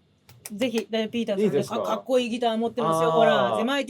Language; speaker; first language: Japanese; native; Japanese